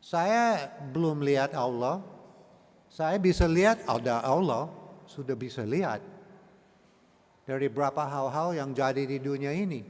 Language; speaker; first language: Indonesian; non-native, learner; English